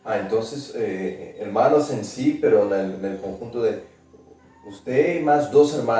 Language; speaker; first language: Spanish; non-native, fluent; Portuguese